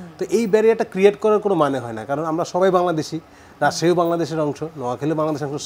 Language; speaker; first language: Bangla; native; Bangla